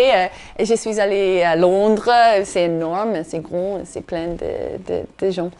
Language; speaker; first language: French; non-native, fluent; English